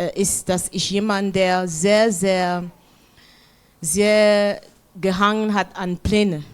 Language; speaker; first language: German; non-native, fluent; French